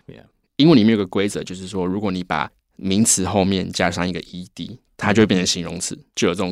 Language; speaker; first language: Chinese; native; Chinese